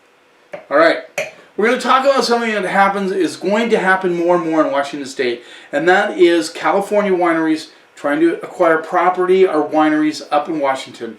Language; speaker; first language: English; native; English